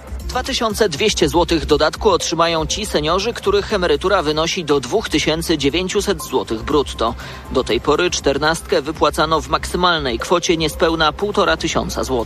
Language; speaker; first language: Polish; native; Polish